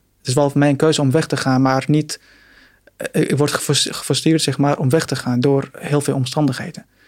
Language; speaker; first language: Dutch; non-native, fluent; Arabic